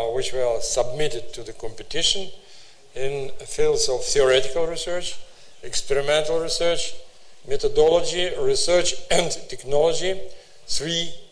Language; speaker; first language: English; non-native, fluent; Russian